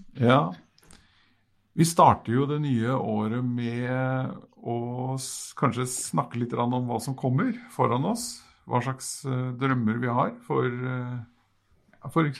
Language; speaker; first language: Norwegian; native; Norwegian